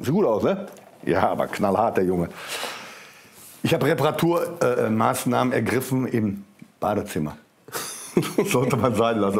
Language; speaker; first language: German; native; German